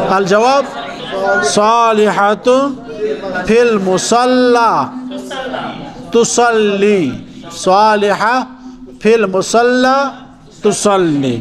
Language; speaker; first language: Arabic; non-native, fluent; Urdu